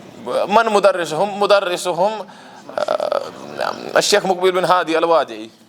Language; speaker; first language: Arabic; non-native, fluent; Kashmiri